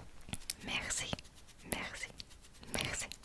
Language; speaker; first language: French; non-native, learner; Finnish